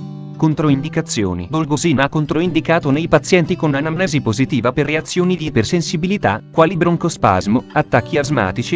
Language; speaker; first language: Italian; native; Italian